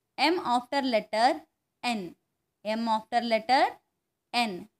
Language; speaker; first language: English; non-native, local second language; Telugu